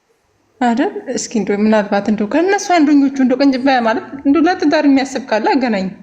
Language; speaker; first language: Amharic; native; Amharic